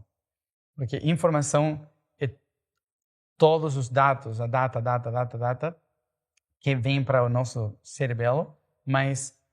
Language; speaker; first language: Portuguese; non-native, fluent; Spanish